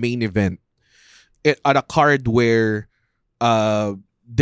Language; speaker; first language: English; non-native, local second language; Filipino